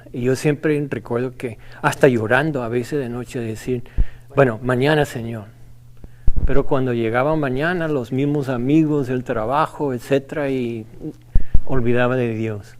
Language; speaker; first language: Spanish; non-native, fluent; English